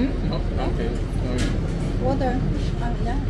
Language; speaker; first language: English; non-native, learner; Japanese